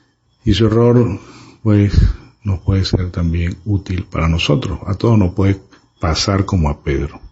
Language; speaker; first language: Spanish; native; Spanish